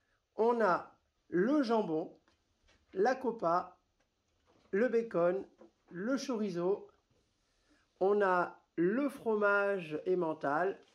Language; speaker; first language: French; native; French